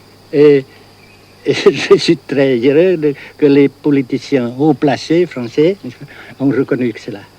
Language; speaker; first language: French; non-native, local second language; Vietnamese